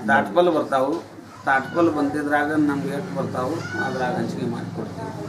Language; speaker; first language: Kannada; non-native, local second language; Lambadi